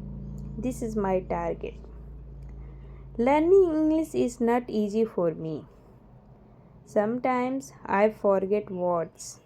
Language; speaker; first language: English; non-native, learner; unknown